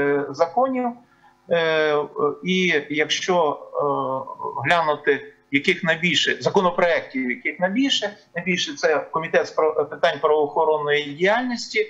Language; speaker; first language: Ukrainian; native; Ukrainian